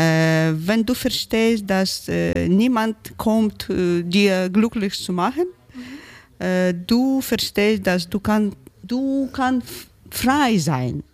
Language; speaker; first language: German; non-native, learner; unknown